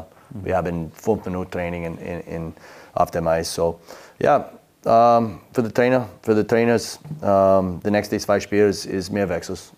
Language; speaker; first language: German; non-native, learner; English